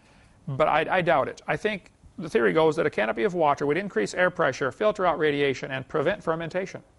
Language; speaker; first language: English; native; English